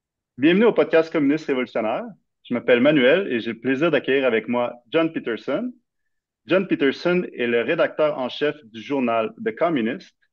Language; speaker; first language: French; native; French